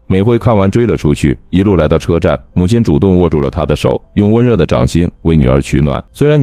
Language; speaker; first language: Chinese; native; Chinese